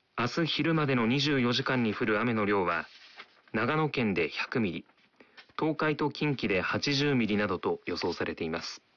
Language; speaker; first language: Japanese; native; Japanese